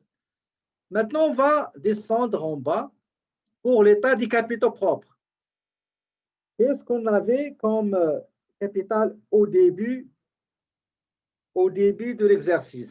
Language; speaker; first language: French; native; French